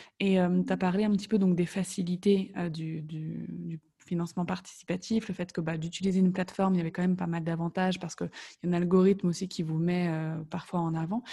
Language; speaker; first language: French; native; French